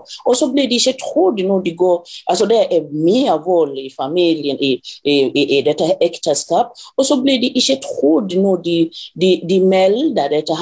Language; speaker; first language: Norwegian; non-native, fluent; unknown